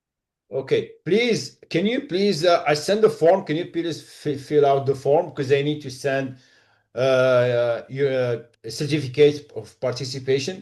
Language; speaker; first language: English; non-native, fluent; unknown